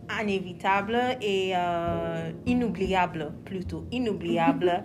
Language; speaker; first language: French; non-native, learner; English